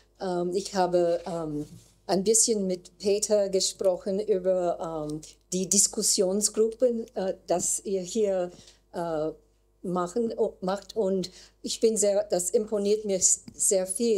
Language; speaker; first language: German; non-native, learner; English